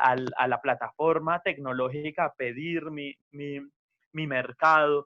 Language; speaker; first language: Spanish; native; Spanish